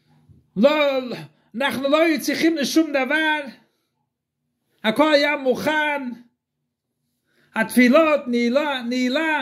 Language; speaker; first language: Hebrew; non-native, fluent; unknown